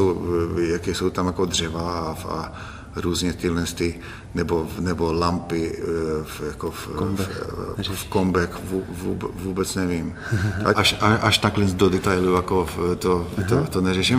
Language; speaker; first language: Czech; non-native, fluent; Hungarian